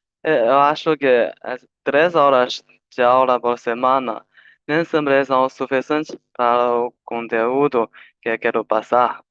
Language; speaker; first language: Portuguese; non-native, learner; Chinese